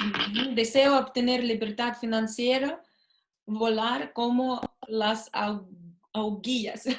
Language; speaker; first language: Spanish; non-native, learner; Russian